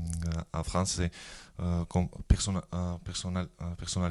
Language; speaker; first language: French; non-native, learner; Georgian